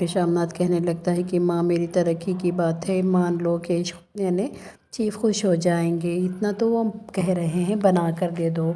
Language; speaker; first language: Hindi; non-native, local second language; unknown